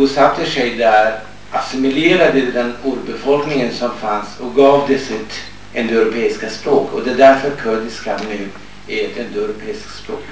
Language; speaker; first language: Swedish; non-native, fluent; Kurdish